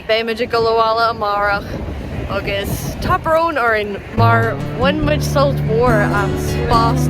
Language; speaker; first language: Irish; non-native, local second language; English